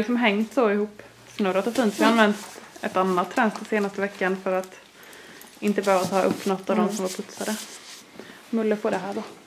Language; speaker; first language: Swedish; native; Swedish